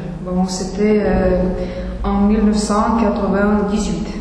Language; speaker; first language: French; non-native, fluent; Russian